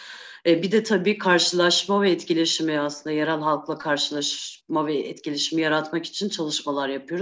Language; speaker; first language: Turkish; native; Turkish